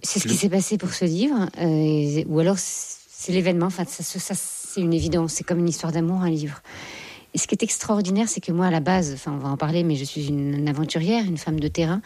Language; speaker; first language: French; native; French